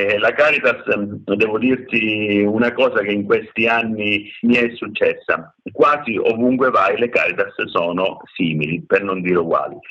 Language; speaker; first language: Italian; native; Italian